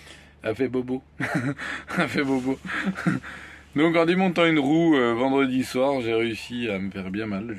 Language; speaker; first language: French; native; French